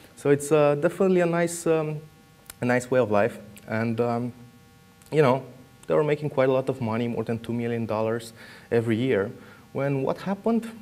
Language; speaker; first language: English; non-native, fluent; Romanian